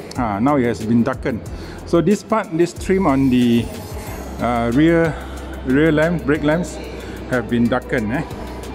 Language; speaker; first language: English; non-native, local second language; Malay